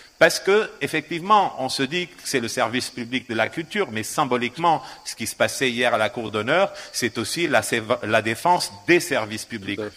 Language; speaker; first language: French; non-native, fluent; Portuguese